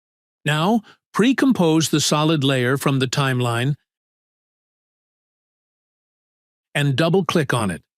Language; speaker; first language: English; non-native, local second language; Bangla